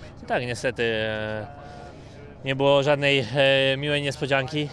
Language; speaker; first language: Polish; native; Polish